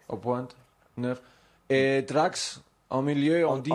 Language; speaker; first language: French; non-native, learner; German